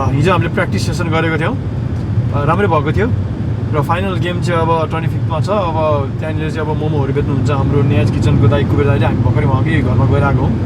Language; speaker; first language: Nepali; non-native, local second language; Gurung